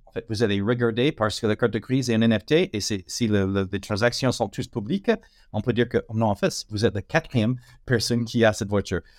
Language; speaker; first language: French; non-native, fluent; English